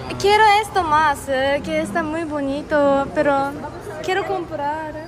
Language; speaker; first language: Spanish; non-native, learner; Japanese